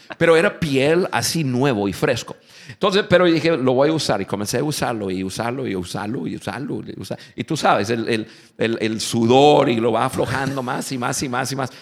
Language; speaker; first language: Spanish; non-native, fluent; English